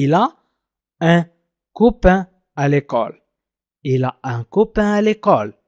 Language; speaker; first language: French; non-native, fluent; Arabic